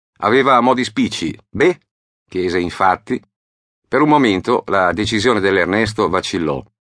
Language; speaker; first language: Italian; native; Italian